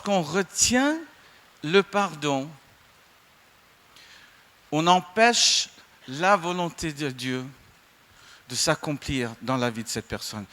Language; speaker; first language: French; non-native, fluent; English